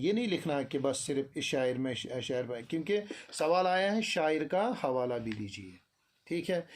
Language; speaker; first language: Urdu; non-native, local second language; Kashmiri